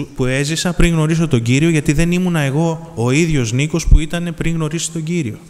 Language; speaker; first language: Greek; native; Greek